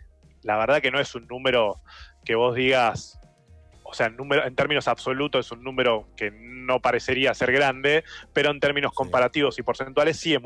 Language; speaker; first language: Spanish; native; Spanish